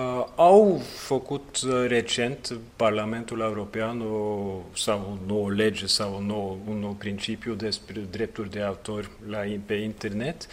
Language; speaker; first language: Romanian; non-native, fluent; Norwegian